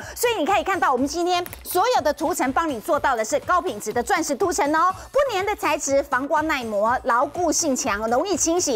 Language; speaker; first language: Chinese; native; Chinese